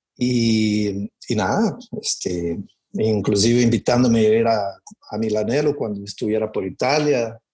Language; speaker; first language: Spanish; native; Spanish